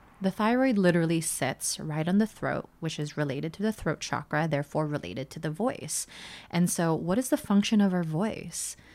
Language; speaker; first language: English; early bilingual, other home language; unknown